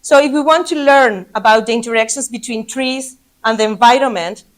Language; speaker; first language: English; non-native, fluent; Basque